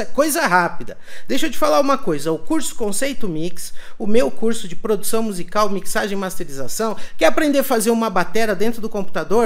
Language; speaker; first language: Portuguese; native; Portuguese